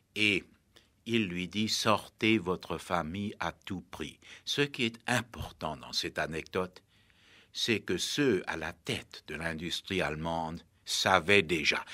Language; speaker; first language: French; native; French